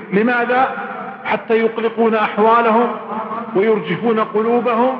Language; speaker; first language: Arabic; native; Arabic